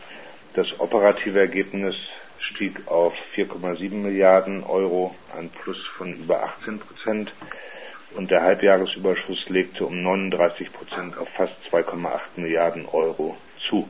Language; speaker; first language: German; native; German